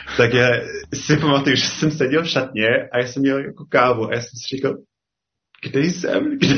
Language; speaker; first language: Czech; non-native, fluent; English